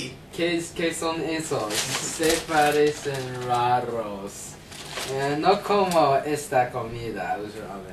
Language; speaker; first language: Spanish; non-native, learner; English